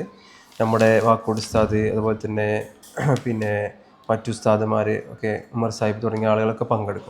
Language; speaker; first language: Malayalam; native; Malayalam